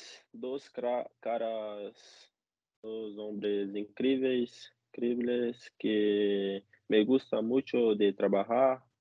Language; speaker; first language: Spanish; non-native, learner; Portuguese